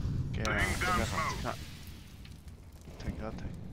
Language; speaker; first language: Cantonese; native; Cantonese